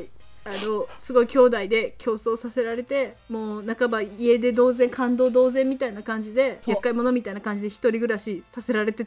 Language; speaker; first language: Japanese; native; Japanese